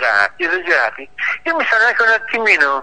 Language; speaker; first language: Italian; native; Italian